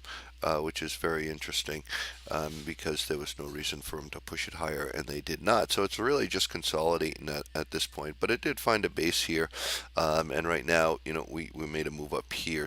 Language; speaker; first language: English; native; English